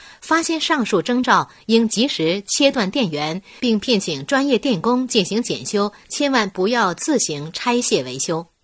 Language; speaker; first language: Chinese; native; Chinese